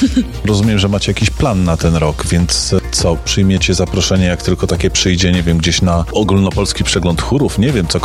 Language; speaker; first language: Polish; native; Polish